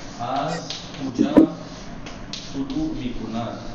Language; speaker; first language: Persian; non-native, fluent; Urdu